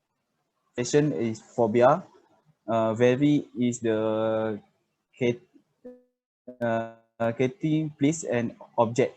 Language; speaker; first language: English; non-native, learner; Malay